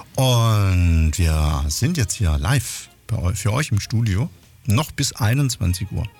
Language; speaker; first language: German; native; German